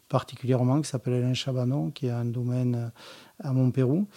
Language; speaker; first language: French; native; French